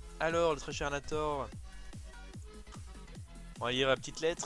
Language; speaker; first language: French; native; French